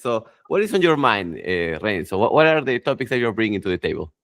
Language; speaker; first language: English; non-native, fluent; Spanish